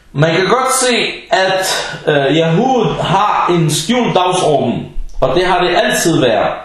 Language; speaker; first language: Danish; early bilingual, other home language; Arabic